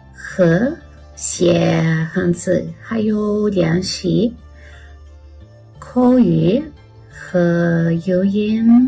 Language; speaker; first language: Chinese; non-native, learner; Portuguese